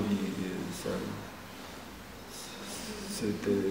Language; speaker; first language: French; non-native, fluent; Russian